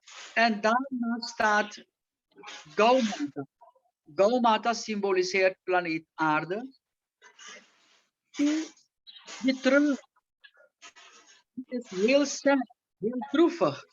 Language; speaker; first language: Dutch; non-native, local second language; Caribbean Hindustani